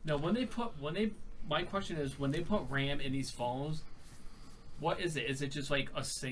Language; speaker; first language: English; native; English